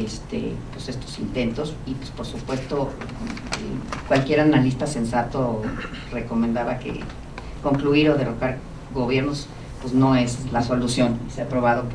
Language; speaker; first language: Spanish; native; Spanish